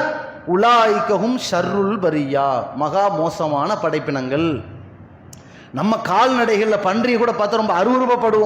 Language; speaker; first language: Tamil; native; Tamil